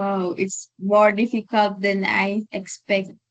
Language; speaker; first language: English; non-native, learner; Indonesian